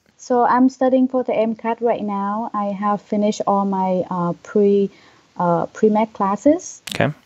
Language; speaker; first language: English; non-native, fluent; Vietnamese